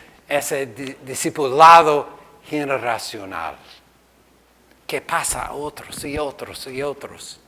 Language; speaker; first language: Spanish; non-native, fluent; English